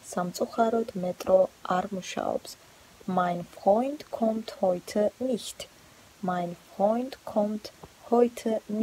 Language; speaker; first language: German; non-native, fluent; Georgian